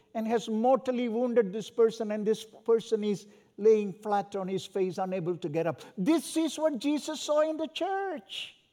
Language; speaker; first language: English; non-native, local second language; Malayalam